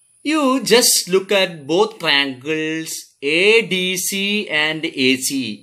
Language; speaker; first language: English; non-native, local second language; Malayalam